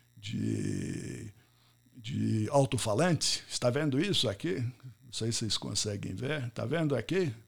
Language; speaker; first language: Portuguese; non-native, fluent; English